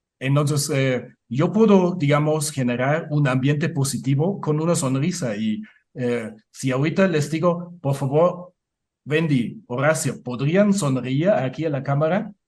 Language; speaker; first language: Spanish; non-native, fluent; German